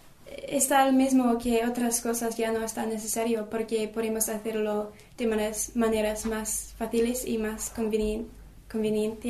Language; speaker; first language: Spanish; non-native, learner; English